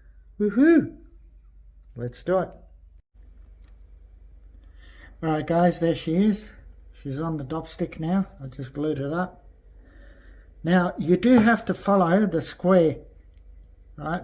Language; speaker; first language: English; native; English